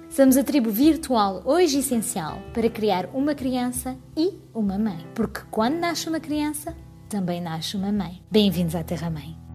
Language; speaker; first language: Portuguese; early bilingual, heritage; Portuguese